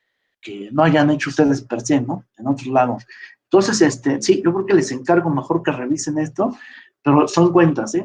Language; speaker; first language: Spanish; native; Spanish